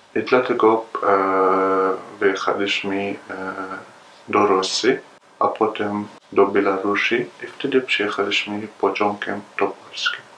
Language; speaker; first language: Polish; non-native, learner; Arabic